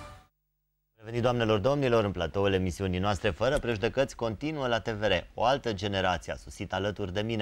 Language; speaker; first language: Romanian; native; Romanian